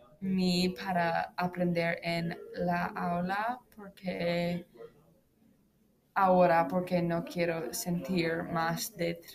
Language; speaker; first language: Spanish; non-native, learner; English